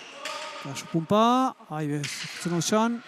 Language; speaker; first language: Basque; native; Basque